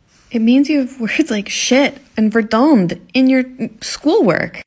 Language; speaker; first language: English; native; English